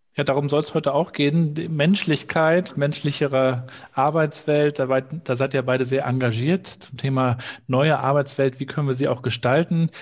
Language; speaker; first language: German; native; German